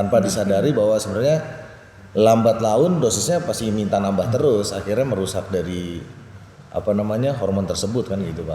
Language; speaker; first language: Indonesian; native; Indonesian